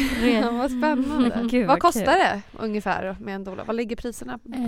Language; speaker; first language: Swedish; native; Swedish